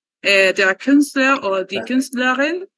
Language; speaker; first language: German; non-native, learner; Spanish